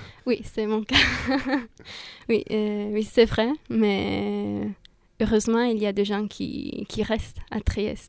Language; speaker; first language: French; non-native, fluent; Italian